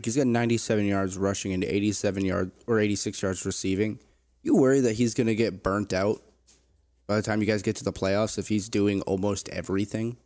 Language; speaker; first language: English; native; English